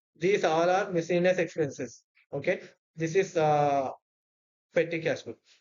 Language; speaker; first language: English; non-native, local second language; Telugu